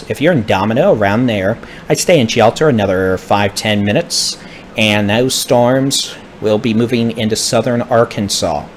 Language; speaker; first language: English; native; English